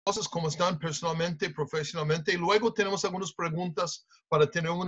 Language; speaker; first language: Spanish; non-native, fluent; English